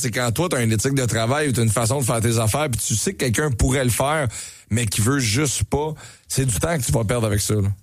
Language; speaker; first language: French; native; French